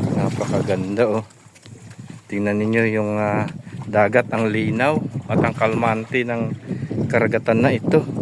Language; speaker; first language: Filipino; non-native, local second language; Pampanga